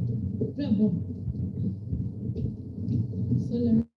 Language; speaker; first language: French; non-native, learner; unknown